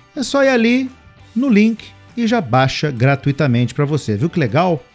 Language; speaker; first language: Portuguese; native; Portuguese